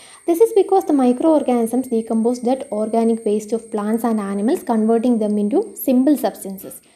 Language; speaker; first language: English; non-native, local second language; Malayalam